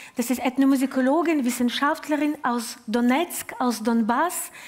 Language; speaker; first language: German; non-native, learner; Ukrainian